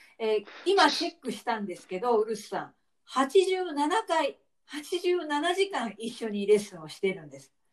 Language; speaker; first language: Japanese; native; Japanese